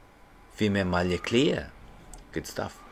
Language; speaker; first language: Irish; non-native, learner; English